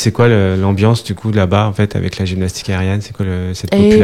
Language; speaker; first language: French; native; French